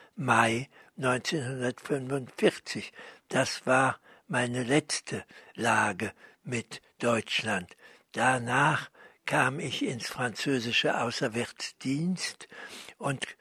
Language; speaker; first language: German; early bilingual, heritage; German